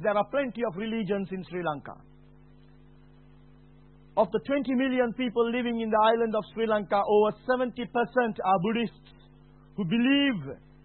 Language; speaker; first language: English; non-native, local second language; Sinhala